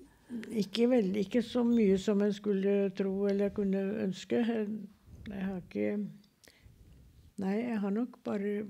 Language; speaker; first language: Norwegian; native; Norwegian